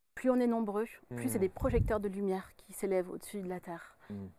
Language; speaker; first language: French; native; French